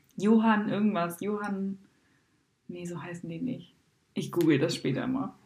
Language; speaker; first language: German; native; German